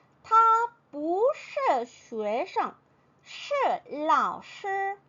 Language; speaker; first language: Chinese; non-native, fluent; Korean